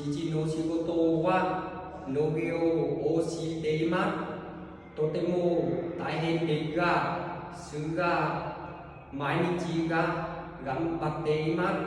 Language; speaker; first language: Japanese; non-native, learner; Vietnamese